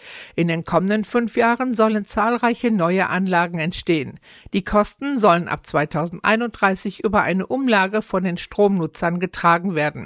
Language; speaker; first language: German; native; German